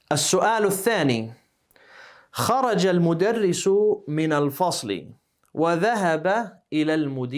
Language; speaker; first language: Arabic; non-native, fluent; English